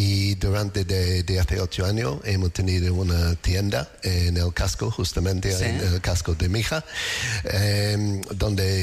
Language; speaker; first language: Spanish; non-native, learner; English